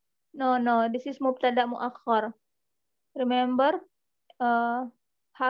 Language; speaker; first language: English; non-native, learner; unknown